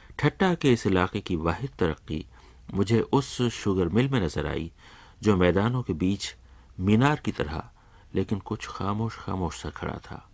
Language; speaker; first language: Urdu; native; Urdu